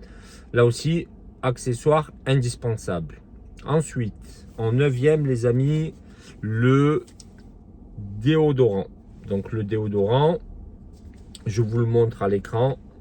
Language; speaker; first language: French; native; French